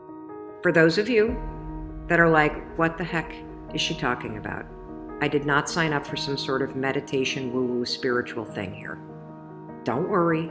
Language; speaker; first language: English; native; English